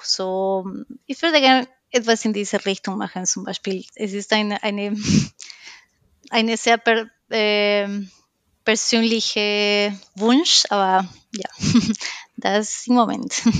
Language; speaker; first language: German; non-native, learner; Spanish